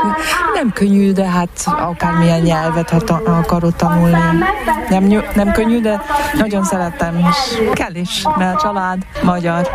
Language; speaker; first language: Hungarian; non-native, fluent; German